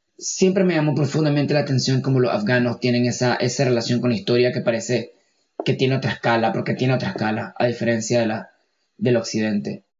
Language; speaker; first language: Spanish; native; Spanish